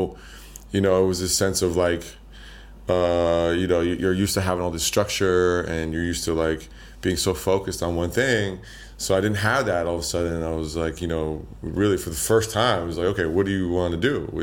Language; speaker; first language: English; native; English